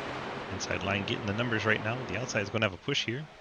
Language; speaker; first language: English; native; English